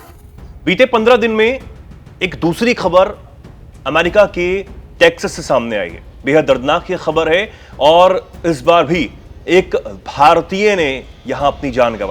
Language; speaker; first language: Hindi; native; Hindi